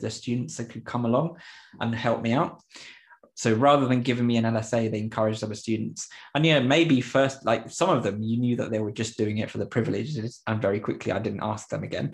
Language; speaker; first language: English; early bilingual, other home language; Spanish